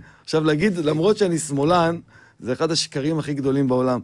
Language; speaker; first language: Hebrew; native; Hebrew